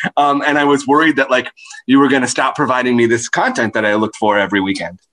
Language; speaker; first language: English; native; English